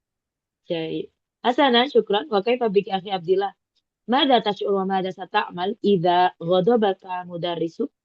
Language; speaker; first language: Arabic; non-native, learner; Indonesian